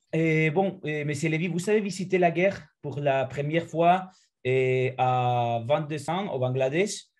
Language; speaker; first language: French; non-native, fluent; Spanish